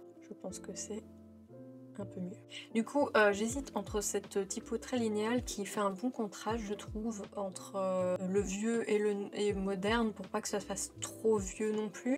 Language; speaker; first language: French; native; French